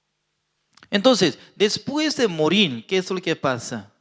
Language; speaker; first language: Spanish; non-native, fluent; Korean